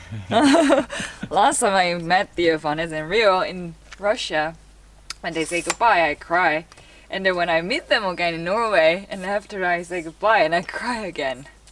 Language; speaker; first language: English; non-native, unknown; Korean